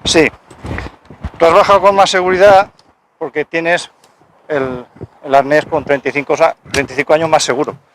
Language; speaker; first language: Spanish; native; Spanish